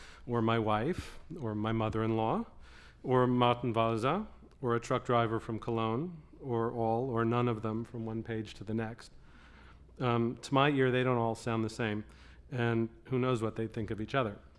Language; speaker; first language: English; native; English